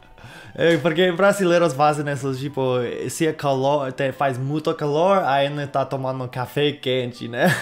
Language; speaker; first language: Portuguese; non-native, learner; English